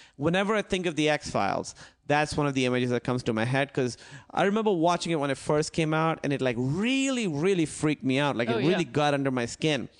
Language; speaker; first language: English; non-native, local second language; Urdu